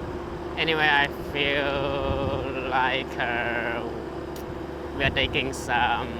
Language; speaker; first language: English; non-native, fluent; Chinese